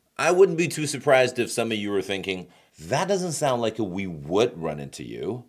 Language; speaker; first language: English; non-native, fluent; Chinese